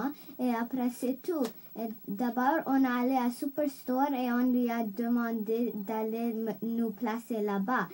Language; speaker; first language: French; non-native, local second language; English